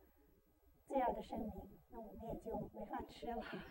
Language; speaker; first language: Chinese; native; Chinese